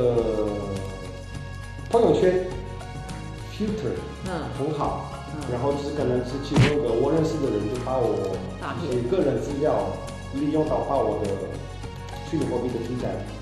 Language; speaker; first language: Chinese; early bilingual, heritage; Portuguese